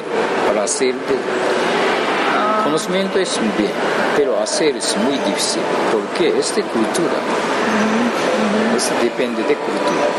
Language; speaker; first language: Spanish; non-native, learner; Japanese